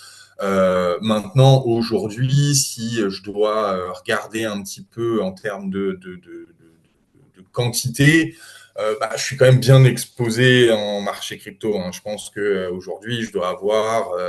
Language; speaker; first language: French; native; French